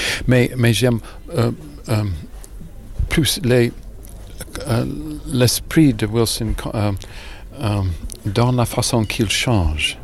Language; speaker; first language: French; non-native, learner; English